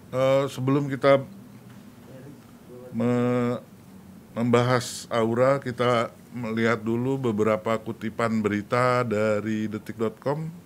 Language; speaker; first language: Indonesian; native; Indonesian